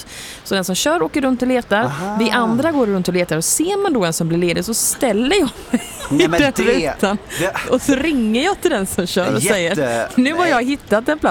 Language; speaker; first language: Swedish; native; Swedish